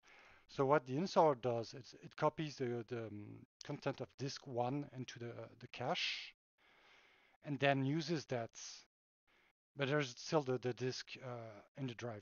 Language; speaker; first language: English; non-native, fluent; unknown